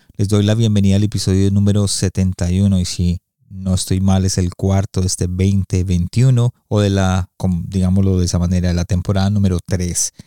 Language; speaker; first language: Spanish; early bilingual, heritage; Spanish